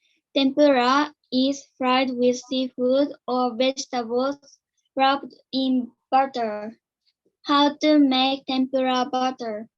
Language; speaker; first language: English; non-native, learner; Japanese